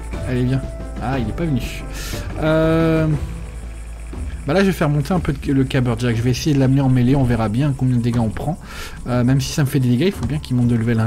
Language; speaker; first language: French; native; French